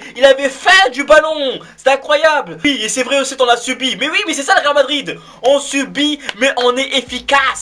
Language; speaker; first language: French; native; French